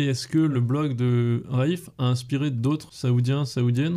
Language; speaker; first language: French; native; French